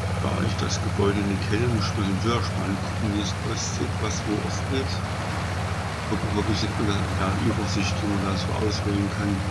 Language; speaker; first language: German; native; German